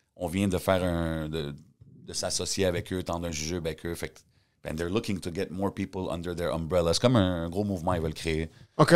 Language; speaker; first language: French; early bilingual, heritage; French